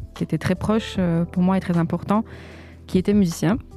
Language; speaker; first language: French; early bilingual, other home language; Portuguese